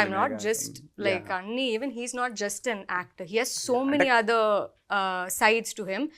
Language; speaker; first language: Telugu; non-native, local second language; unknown